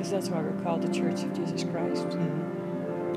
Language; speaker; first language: English; non-native, fluent; Dutch